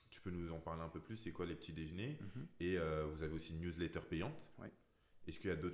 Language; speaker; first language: French; native; French